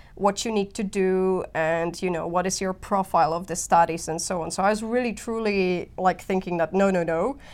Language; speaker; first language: English; non-native, fluent; Polish